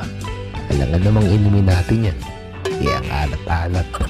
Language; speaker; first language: Filipino; native; Filipino